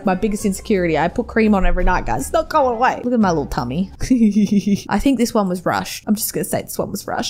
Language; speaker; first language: English; native; English